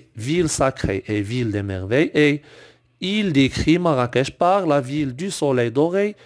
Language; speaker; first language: French; non-native, local second language; Arabic